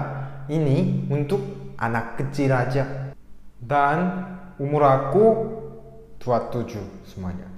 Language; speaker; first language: Indonesian; non-native, fluent; Korean